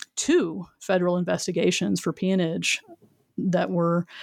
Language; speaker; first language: English; native; English